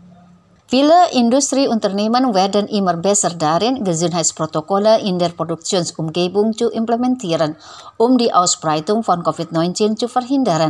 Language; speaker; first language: German; non-native, fluent; Indonesian